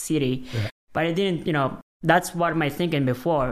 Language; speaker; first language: English; non-native, local second language; Filipino